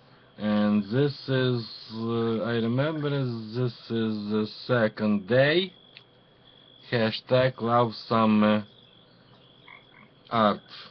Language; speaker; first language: English; non-native, learner; Ukrainian